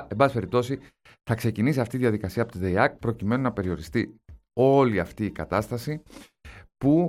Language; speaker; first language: Greek; native; Greek